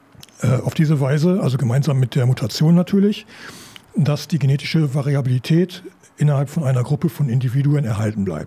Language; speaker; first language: German; native; German